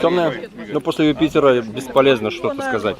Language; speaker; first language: Russian; native; Russian